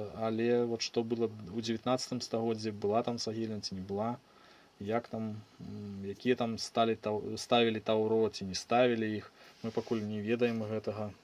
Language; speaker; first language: Belarusian; native; Belarusian